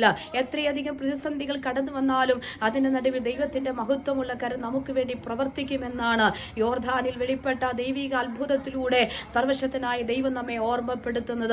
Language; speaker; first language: Malayalam; native; Malayalam